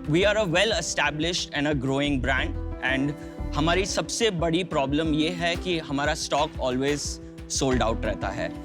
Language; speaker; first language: Hindi; early bilingual, heritage; Hindi